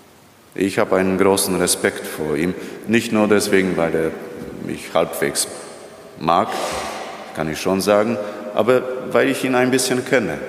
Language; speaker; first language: German; non-native, fluent; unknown